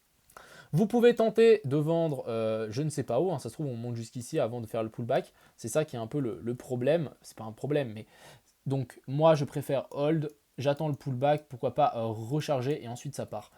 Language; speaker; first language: French; native; French